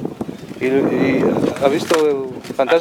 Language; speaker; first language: Spanish; non-native, learner; English